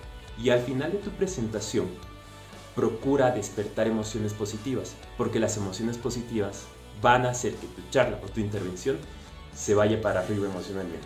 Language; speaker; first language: Spanish; native; Spanish